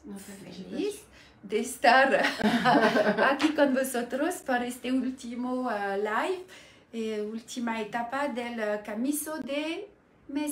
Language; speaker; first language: Spanish; non-native, learner; French